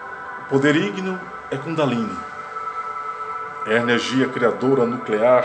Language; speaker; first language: Portuguese; native; Portuguese